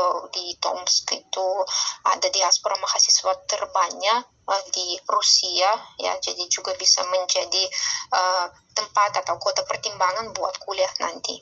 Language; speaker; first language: Indonesian; non-native, fluent; Russian